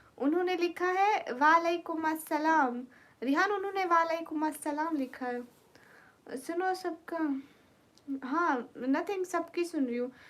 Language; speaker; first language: Urdu; non-native, local second language; Saraiki